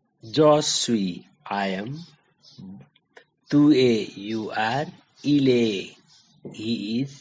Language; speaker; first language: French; non-native, learner; Nepali